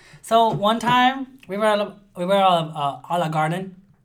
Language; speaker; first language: English; early bilingual, other home language; Spanish